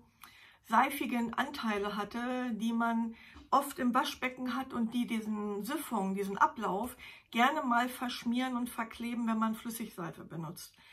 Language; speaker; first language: German; native; German